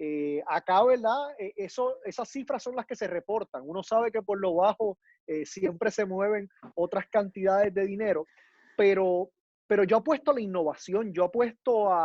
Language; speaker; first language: Spanish; native; Spanish